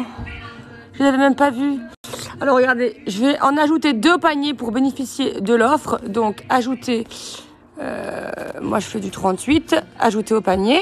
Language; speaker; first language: French; native; French